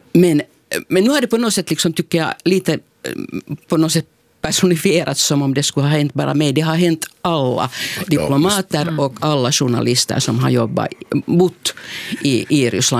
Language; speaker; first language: Swedish; native; Swedish